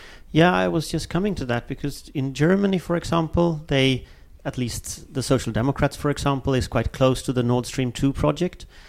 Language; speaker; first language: English; non-native, fluent; Swedish